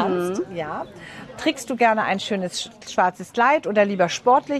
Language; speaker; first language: German; native; German